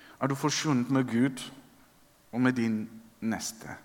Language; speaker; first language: Norwegian; non-native, fluent; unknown